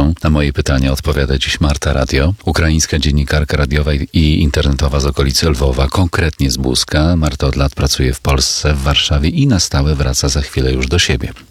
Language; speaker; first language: Polish; native; Polish